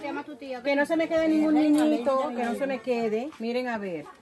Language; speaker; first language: Spanish; native; Spanish